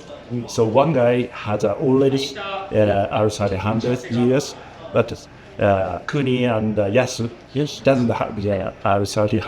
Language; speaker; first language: English; non-native, learner; Japanese